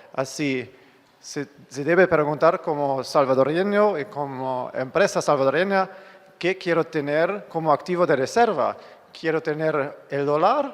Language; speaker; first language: Spanish; non-native, fluent; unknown